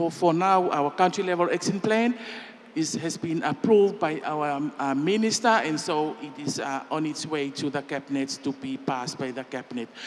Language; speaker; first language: English; non-native, fluent; Tongan